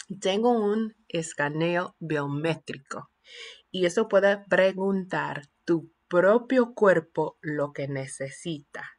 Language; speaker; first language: Spanish; non-native, fluent; English